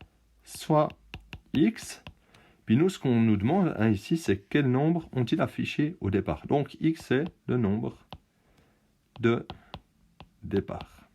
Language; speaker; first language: French; native; French